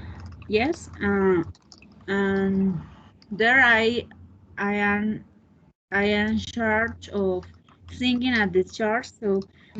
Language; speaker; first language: English; non-native, learner; Spanish